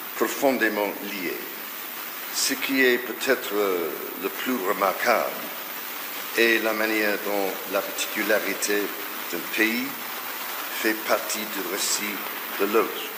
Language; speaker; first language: French; non-native, fluent; English